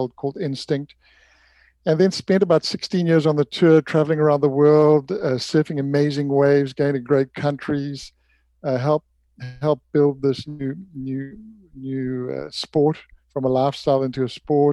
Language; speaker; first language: English; native; English